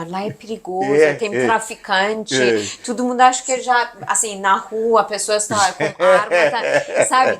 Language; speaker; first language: Portuguese; non-native, fluent; Persian